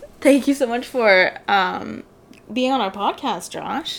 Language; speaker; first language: English; non-native, fluent; Swedish